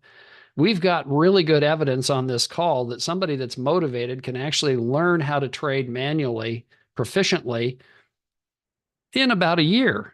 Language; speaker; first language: English; native; English